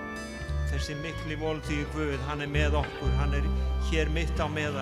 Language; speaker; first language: Icelandic; non-native, fluent; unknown